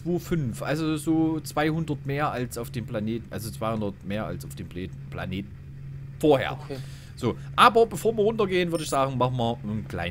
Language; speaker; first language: German; native; German